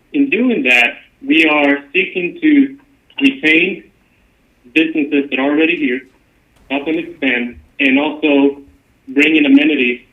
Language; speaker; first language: English; non-native, fluent; Spanish